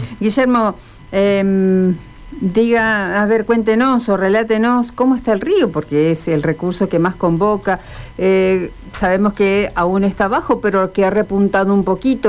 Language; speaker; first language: Spanish; native; Spanish